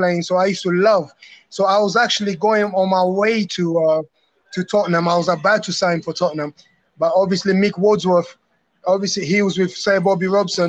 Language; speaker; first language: English; native; English